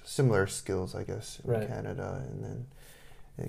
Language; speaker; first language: English; non-native, fluent; Japanese